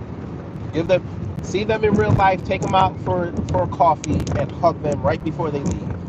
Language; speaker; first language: English; native; English